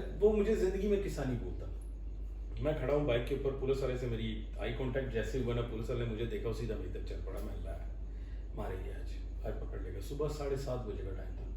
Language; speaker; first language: Urdu; non-native, local second language; Punjabi